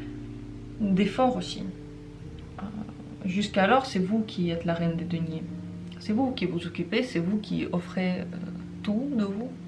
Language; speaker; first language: French; native; French